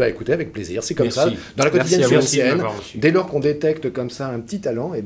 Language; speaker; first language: French; native; French